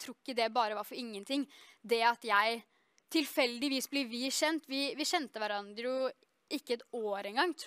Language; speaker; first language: Norwegian; native; Norwegian